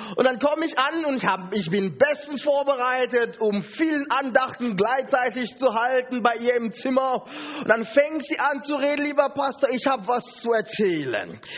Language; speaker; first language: German; non-native, fluent; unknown